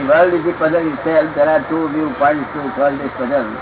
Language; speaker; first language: English; non-native, local second language; Gujarati